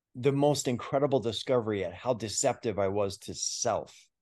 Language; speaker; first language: English; native; English